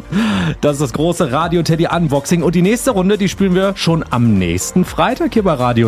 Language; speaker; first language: German; native; German